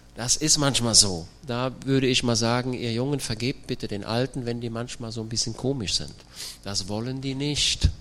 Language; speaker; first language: German; native; German